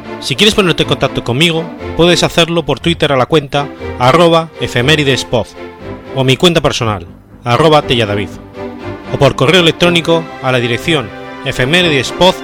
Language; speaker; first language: Spanish; native; Spanish